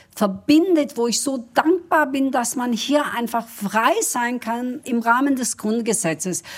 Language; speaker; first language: German; early bilingual, other home language; Kurdish